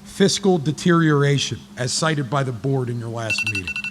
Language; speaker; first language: English; native; English